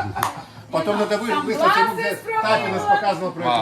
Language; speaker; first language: Russian; native; Russian